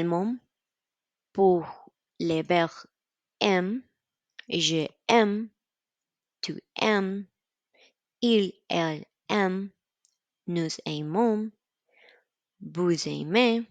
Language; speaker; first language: French; non-native, learner; Spanish